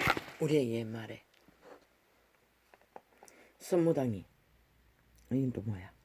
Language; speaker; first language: Korean; native; Korean